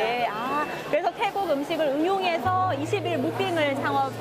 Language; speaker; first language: Korean; native; Korean